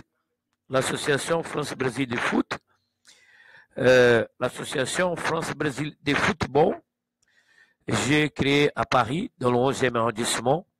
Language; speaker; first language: French; non-native, learner; Portuguese